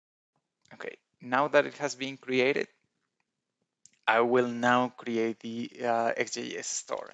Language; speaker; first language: English; non-native, fluent; Spanish